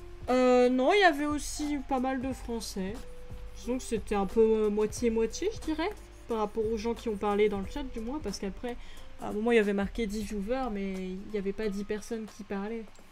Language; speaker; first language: French; native; French